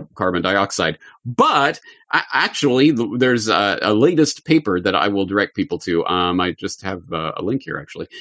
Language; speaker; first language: English; native; English